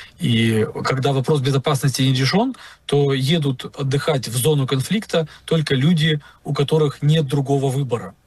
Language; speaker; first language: Russian; native; Russian